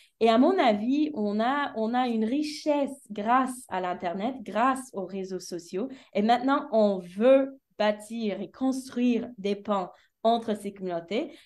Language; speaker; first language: French; early bilingual, heritage; French